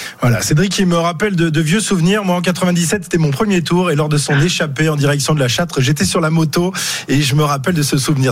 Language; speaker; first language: French; native; French